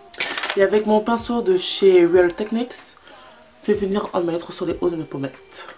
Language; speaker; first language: French; native; French